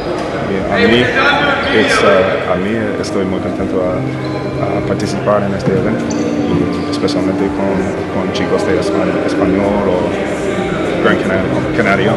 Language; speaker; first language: Spanish; non-native, fluent; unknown